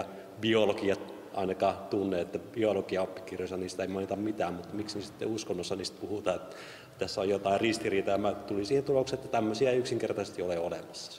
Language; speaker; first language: Finnish; native; Finnish